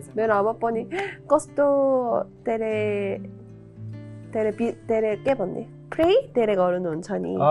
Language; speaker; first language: Nepali; non-native, learner; Korean